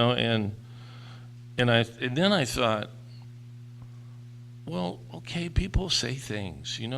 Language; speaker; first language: English; native; English